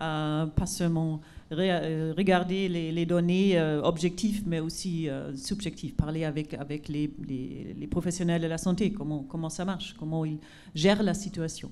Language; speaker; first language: French; non-native, fluent; German